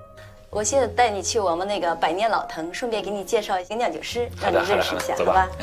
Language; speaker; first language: Chinese; native; Chinese